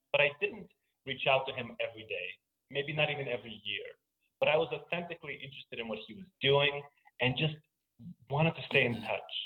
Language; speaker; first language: English; native; English